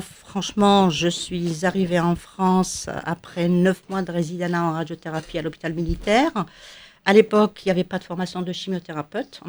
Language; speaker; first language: French; non-native, local second language; Arabic